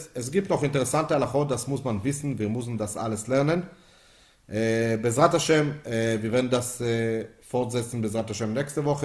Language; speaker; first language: German; non-native, fluent; Yiddish